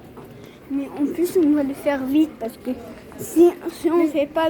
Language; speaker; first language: French; non-native, learner; Arabic